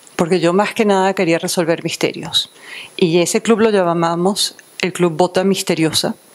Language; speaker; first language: Spanish; native; Spanish